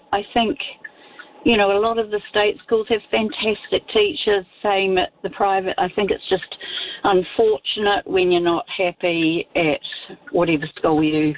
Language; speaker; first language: English; native; English